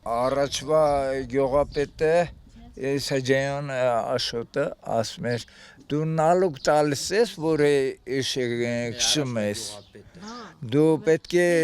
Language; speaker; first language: Armenian; native; Armenian